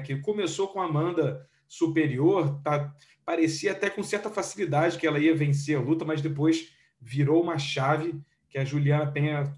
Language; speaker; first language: Portuguese; native; Portuguese